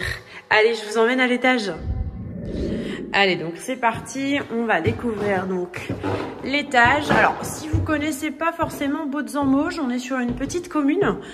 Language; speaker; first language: French; native; French